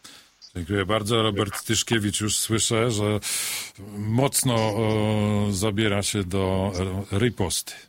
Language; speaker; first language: Polish; native; Polish